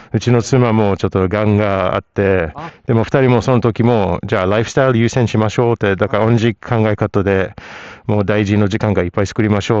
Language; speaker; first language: Japanese; non-native, fluent; English